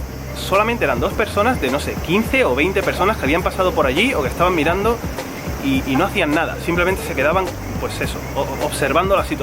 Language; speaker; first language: Spanish; native; Spanish